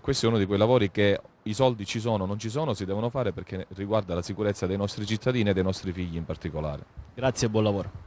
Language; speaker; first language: Italian; native; Italian